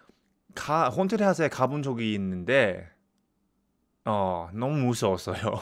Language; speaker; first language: Korean; non-native, learner; English